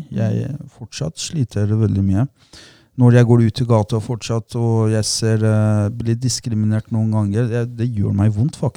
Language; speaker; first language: Norwegian; non-native, fluent; Persian